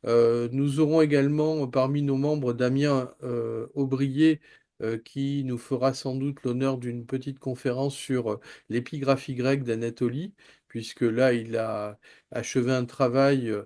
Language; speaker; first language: French; native; French